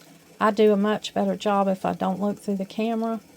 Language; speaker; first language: English; native; English